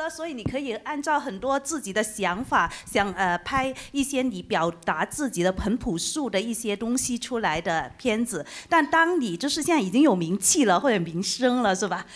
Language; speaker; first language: Chinese; non-native, local second language; Cantonese